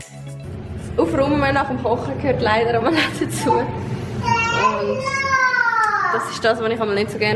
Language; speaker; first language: German; native; German